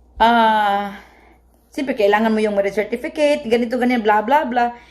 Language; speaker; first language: Filipino; non-native, local second language; Cebuano